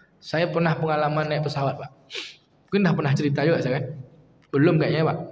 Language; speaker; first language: Malay; native; Malay